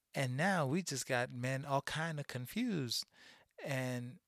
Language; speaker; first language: English; early bilingual, other home language; Haitian Creole